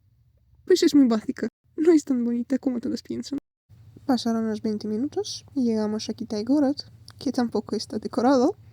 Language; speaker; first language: Spanish; non-native, fluent; Russian